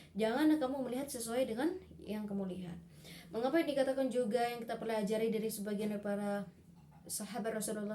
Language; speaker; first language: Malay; non-native, local second language; Madurese